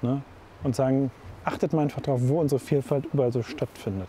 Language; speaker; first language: German; native; German